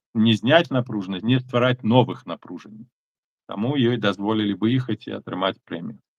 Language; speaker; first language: Belarusian; native; Belarusian